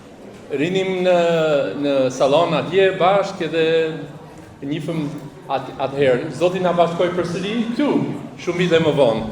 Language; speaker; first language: Albanian; non-native, fluent; English